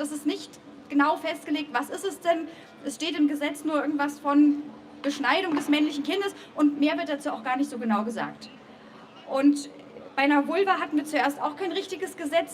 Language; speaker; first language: German; native; German